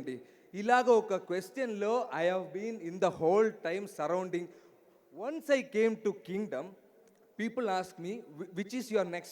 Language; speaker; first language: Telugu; non-native, learner; Malayalam